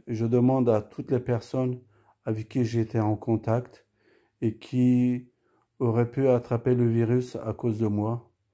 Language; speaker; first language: French; early bilingual, other home language; Turkish